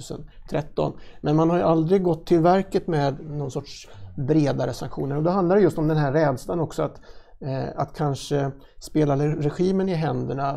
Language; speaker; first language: Swedish; native; Swedish